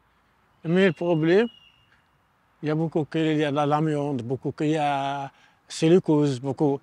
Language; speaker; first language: French; non-native, learner; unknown